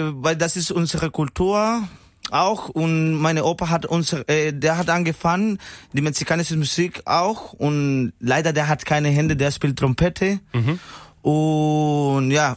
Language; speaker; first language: German; non-native, learner; Spanish